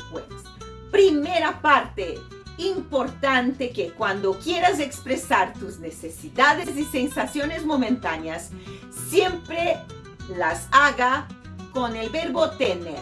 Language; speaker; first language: Spanish; non-native, fluent; Portuguese